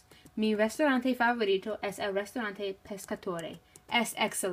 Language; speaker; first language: Spanish; non-native, learner; English